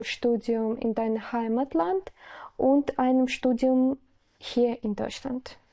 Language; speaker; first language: German; non-native, learner; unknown